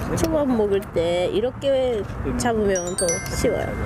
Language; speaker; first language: Korean; non-native, fluent; Japanese